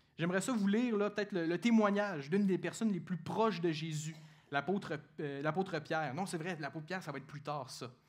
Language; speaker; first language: French; native; French